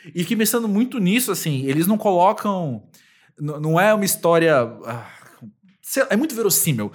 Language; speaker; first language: Portuguese; native; Portuguese